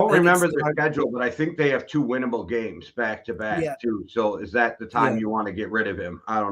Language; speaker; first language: English; native; English